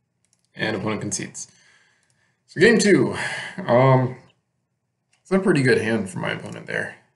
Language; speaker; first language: English; native; English